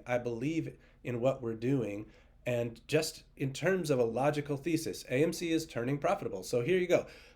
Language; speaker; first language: English; native; English